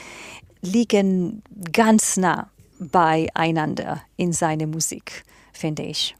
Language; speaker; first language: German; non-native, fluent; Hebrew